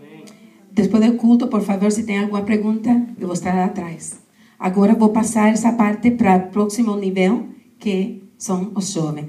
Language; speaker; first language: Portuguese; non-native, fluent; Spanish